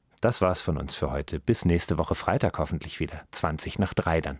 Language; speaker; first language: German; native; German